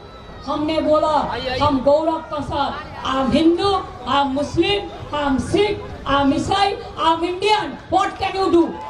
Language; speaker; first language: Hindi; non-native, local second language; Bangla